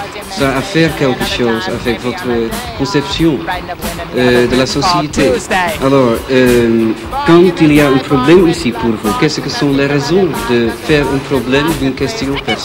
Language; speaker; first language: French; non-native, fluent; Dutch